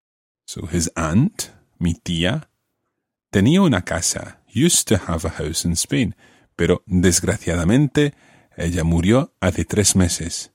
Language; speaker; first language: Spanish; non-native, fluent; English